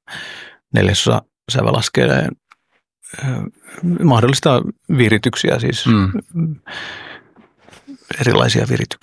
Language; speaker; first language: Finnish; early bilingual, other home language; Oromo